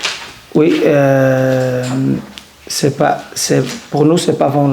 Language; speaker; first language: French; non-native, learner; Portuguese